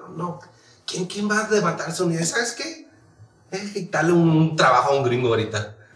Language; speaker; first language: Spanish; early bilingual, heritage; Spanish